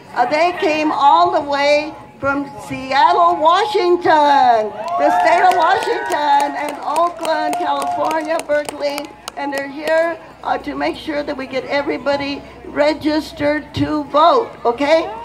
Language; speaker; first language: English; early bilingual, other home language; Spanish